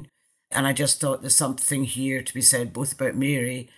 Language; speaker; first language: English; native; English